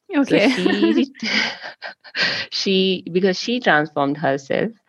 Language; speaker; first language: English; non-native, local second language; Hindi